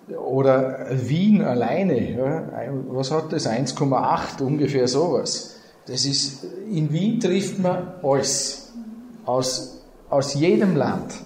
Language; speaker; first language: German; native; German